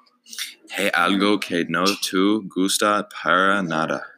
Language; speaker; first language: Spanish; non-native, learner; English